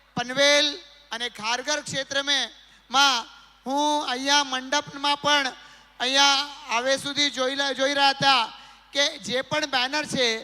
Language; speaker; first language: Gujarati; non-native, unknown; Marathi